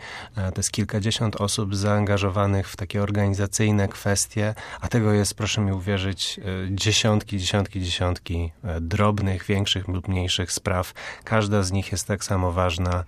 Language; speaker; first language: Polish; native; Polish